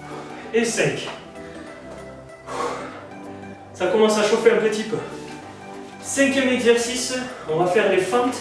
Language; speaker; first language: French; native; French